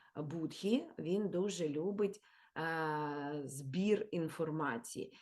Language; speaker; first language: Ukrainian; non-native, local second language; Russian